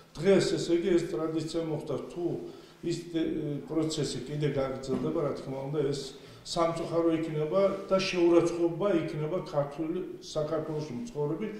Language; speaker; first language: Georgian; non-native, local second language; Azerbaijani